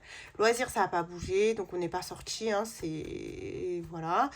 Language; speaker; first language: French; native; French